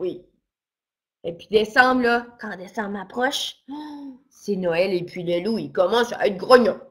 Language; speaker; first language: French; native; French